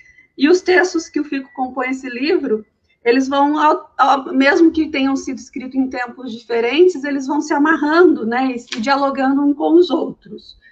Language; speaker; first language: Portuguese; native; Portuguese